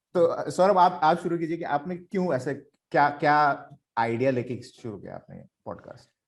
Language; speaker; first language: Hindi; non-native, local second language; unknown